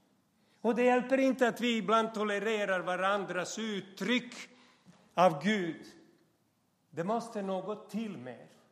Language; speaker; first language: Swedish; non-native, fluent; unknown